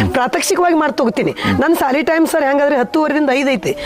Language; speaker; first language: Kannada; native; Kannada